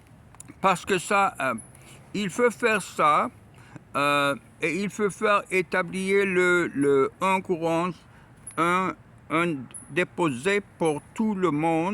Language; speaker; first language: French; non-native, learner; Arabic